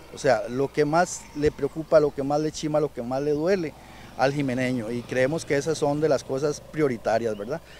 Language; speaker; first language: Spanish; native; Spanish